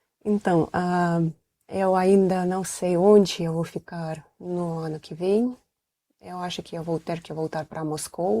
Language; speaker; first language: Portuguese; non-native, fluent; Russian